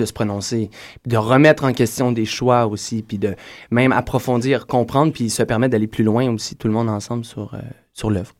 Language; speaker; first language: French; native; French